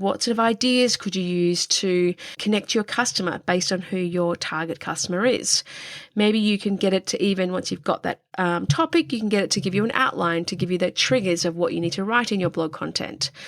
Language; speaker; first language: English; native; English